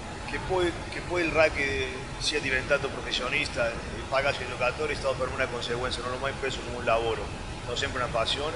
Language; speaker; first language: Italian; non-native, fluent; Spanish